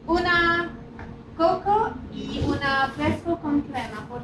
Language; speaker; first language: Spanish; non-native, learner; English